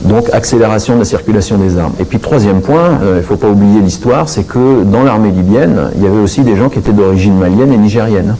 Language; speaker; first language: French; native; French